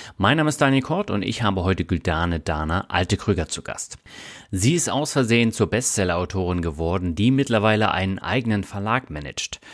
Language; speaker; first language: German; native; German